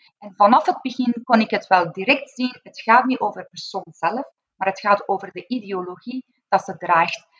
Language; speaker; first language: Dutch; non-native, fluent; Persian